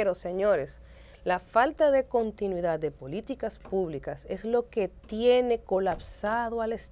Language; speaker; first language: Spanish; native; Spanish